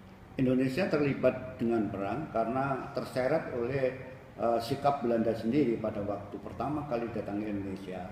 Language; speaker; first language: Indonesian; native; Indonesian